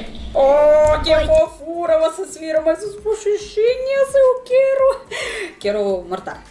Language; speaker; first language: Portuguese; non-native, learner; Russian